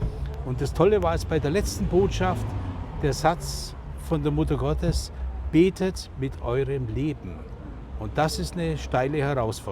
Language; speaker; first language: German; native; German